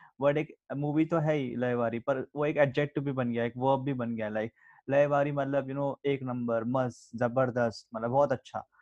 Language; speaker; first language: Hindi; native; Hindi